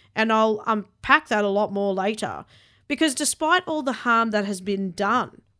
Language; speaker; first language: English; early bilingual, other home language; Hindi